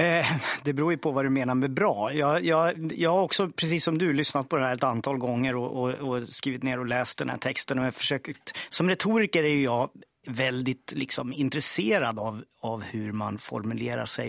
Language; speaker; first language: Swedish; native; Swedish